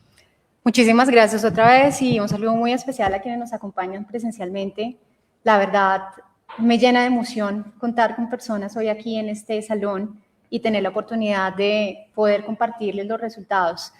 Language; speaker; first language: Spanish; native; Spanish